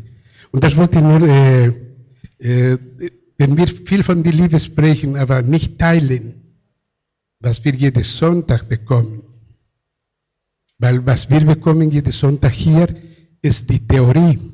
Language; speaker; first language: German; non-native, fluent; Spanish